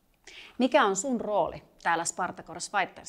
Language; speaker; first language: Finnish; native; Finnish